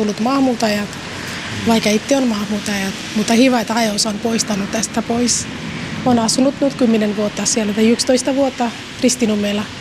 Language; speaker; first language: Finnish; non-native, learner; Urdu